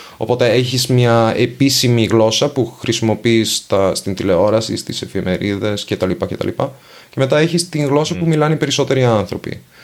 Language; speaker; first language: Greek; non-native, fluent; Venetian